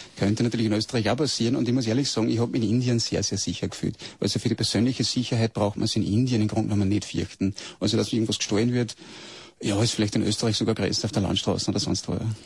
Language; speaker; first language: German; native; German